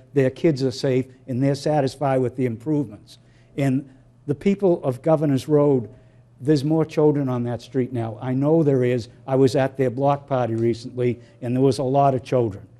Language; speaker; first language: English; native; English